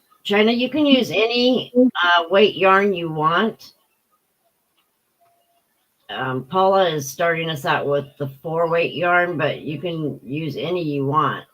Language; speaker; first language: English; native; English